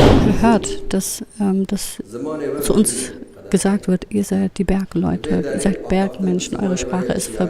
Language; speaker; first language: German; non-native, fluent; Kurdish